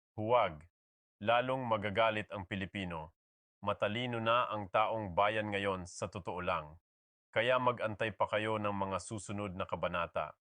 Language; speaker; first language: Filipino; native; Filipino